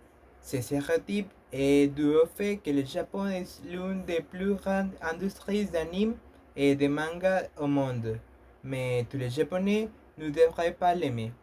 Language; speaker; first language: French; non-native, learner; Spanish